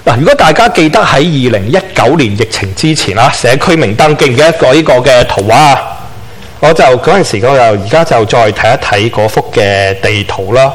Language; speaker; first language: Chinese; non-native, local second language; Cantonese